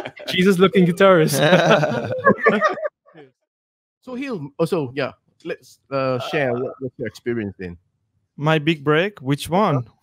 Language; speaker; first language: English; non-native, fluent; Persian